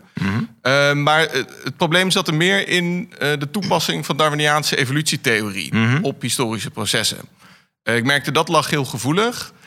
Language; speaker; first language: Dutch; native; Dutch